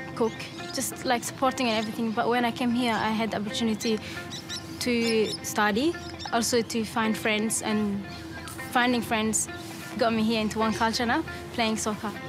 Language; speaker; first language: English; non-native, fluent; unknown